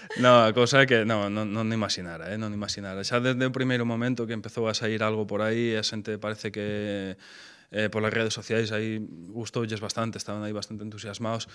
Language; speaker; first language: Galician; non-native, local second language; Spanish